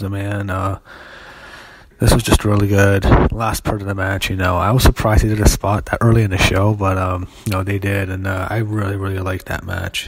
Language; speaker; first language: English; native; English